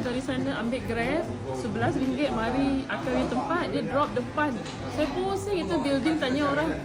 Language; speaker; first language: Malay; native; Malay